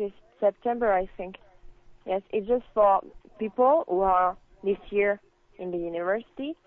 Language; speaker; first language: English; non-native, learner; French